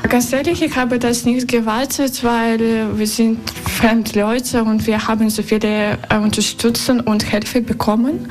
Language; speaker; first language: German; non-native, learner; Russian